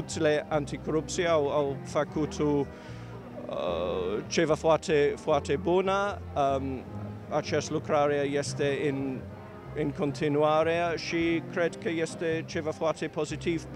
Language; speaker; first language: Romanian; non-native, learner; English